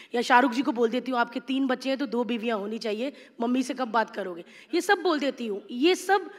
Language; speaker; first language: Hindi; native; Hindi